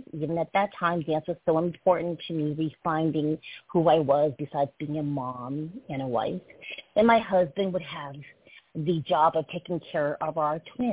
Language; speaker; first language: English; early bilingual, other home language; Chinese